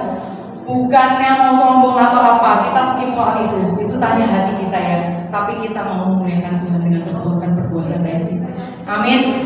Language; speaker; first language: Indonesian; native; Indonesian